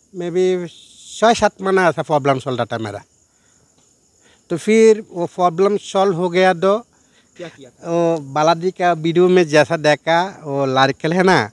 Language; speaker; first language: Hindi; non-native, learner; Bangla